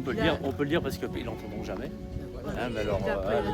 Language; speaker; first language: French; native; French